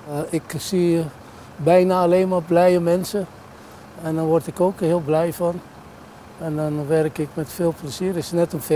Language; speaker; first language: Dutch; non-native, fluent; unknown